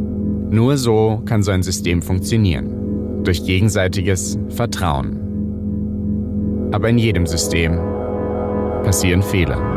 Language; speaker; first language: German; native; German